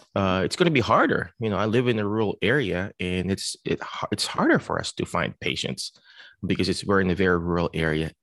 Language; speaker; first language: English; non-native, local second language; Filipino